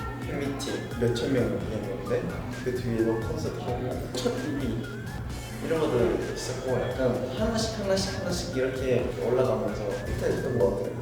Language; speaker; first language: Korean; non-native, fluent; English